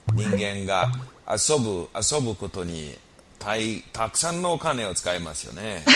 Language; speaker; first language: Japanese; non-native, fluent; English